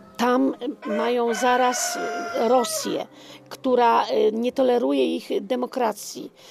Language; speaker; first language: Polish; native; Polish